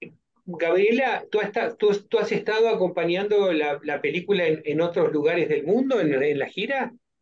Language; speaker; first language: Spanish; native; Spanish